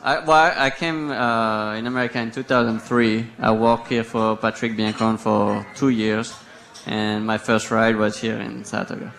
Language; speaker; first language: English; non-native, fluent; French